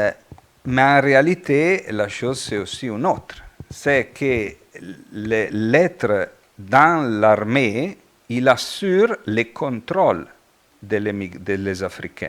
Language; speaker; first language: French; non-native, fluent; Italian